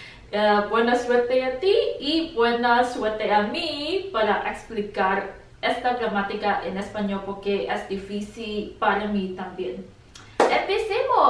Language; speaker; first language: Spanish; non-native, learner; English